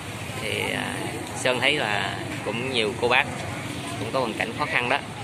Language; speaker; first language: Vietnamese; native; Vietnamese